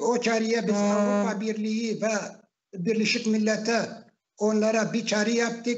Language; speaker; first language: Turkish; non-native, fluent; Arabic